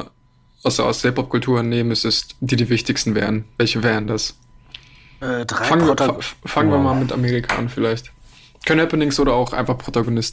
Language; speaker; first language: German; native; German